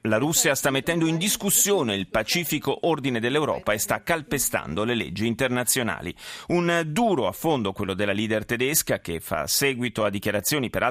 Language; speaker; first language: Italian; native; Italian